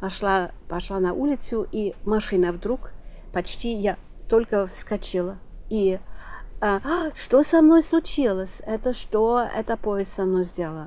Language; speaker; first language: Russian; non-native, fluent; German